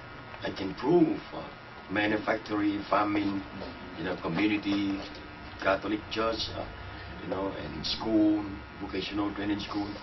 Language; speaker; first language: English; non-native, learner; Vietnamese